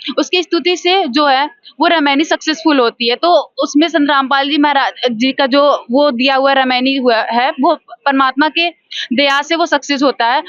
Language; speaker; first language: Hindi; native; Hindi